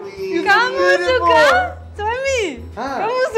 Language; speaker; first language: Indonesian; non-native, learner; Russian